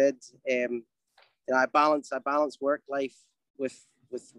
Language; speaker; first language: English; native; English